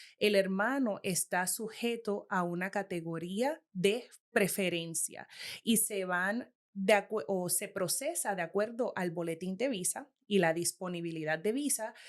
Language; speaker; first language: Spanish; native; Spanish